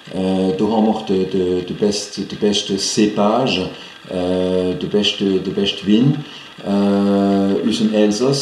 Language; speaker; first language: German; non-native, fluent; French